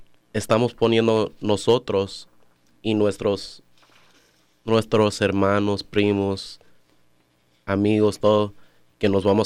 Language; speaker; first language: Spanish; early bilingual, other home language; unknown